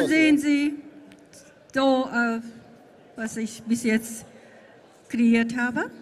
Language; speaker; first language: German; non-native, fluent; Japanese